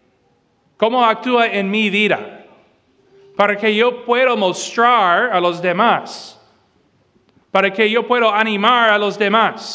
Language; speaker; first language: Spanish; non-native, fluent; English